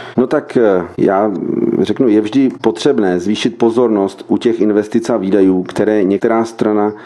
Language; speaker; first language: Czech; native; Czech